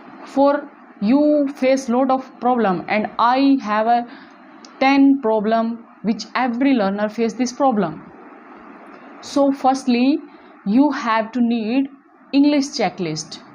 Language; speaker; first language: English; non-native, local second language; Hindi